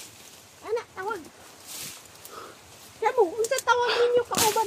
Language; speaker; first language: Cebuano; non-native, local second language; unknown